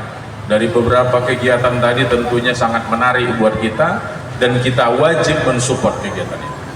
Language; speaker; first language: Indonesian; native; Indonesian